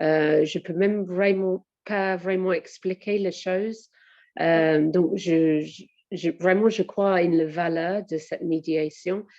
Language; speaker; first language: French; non-native, learner; English